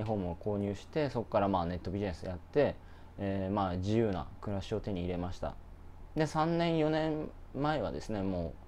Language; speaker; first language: Japanese; native; Japanese